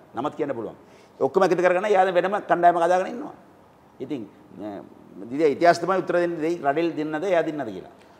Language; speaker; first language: Sinhala; non-native, local second language; Tamil